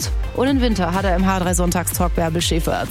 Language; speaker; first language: German; native; German